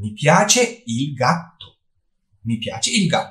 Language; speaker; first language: Italian; non-native, fluent; Turkish